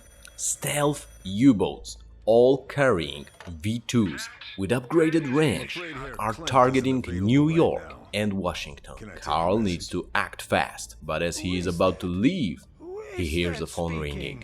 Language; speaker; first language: English; non-native, fluent; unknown